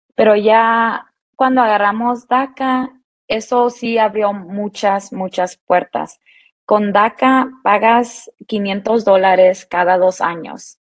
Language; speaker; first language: Spanish; early bilingual, heritage; Spanish